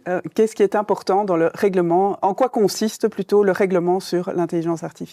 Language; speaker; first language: French; native; French